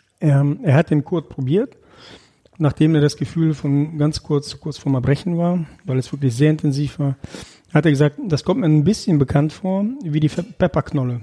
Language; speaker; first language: German; early bilingual, other home language; Russian